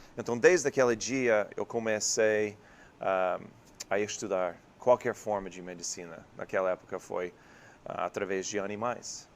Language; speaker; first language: Portuguese; non-native, fluent; English